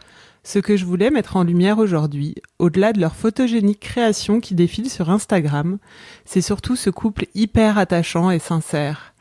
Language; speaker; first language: French; native; French